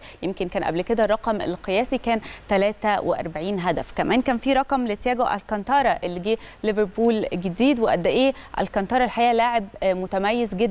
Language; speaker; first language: Arabic; native; Arabic